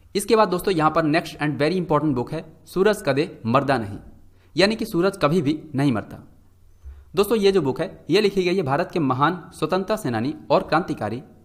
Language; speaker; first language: Hindi; native; Hindi